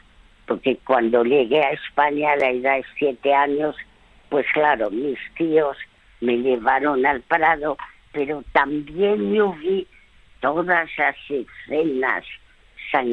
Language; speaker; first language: Spanish; early bilingual, other home language; French